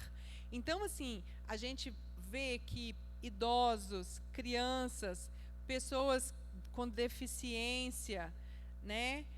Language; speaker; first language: Portuguese; native; Portuguese